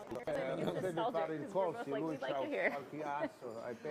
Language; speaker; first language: Italian; non-native, learner; Russian